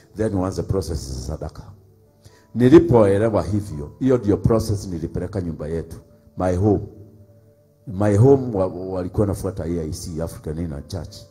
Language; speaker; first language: Swahili; non-native, local second language; Kikuyu